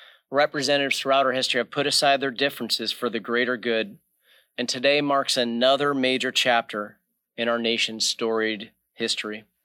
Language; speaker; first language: English; native; English